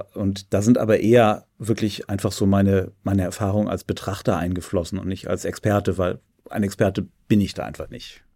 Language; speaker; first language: German; native; German